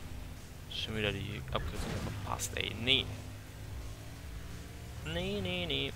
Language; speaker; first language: German; native; German